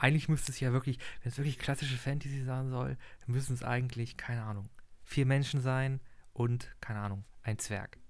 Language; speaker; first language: German; native; German